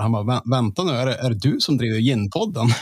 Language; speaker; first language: Swedish; native; Swedish